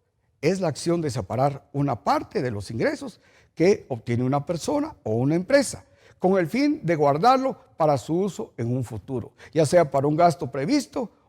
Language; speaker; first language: Spanish; native; Spanish